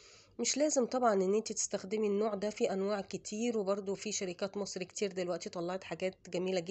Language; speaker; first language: Arabic; native; Arabic